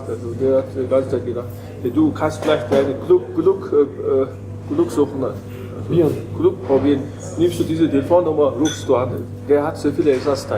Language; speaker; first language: German; non-native, learner; Mongolian